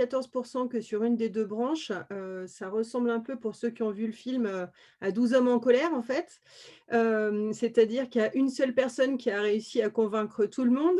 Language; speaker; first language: French; native; French